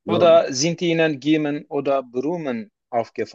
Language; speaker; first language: German; non-native, learner; Turkish